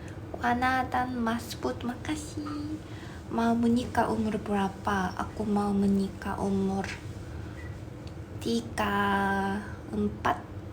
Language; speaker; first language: Indonesian; non-native, fluent; Korean